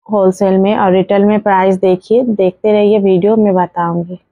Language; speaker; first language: Hindi; non-native, local second language; Bangla